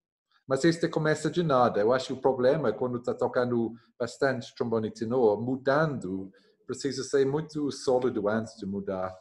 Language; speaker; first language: Portuguese; non-native, learner; English